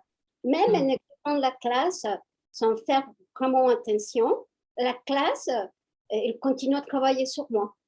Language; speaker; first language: French; non-native, fluent; Spanish